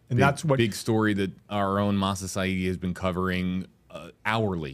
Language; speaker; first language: English; native; English